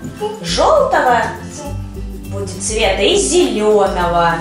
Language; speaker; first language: Russian; native; Russian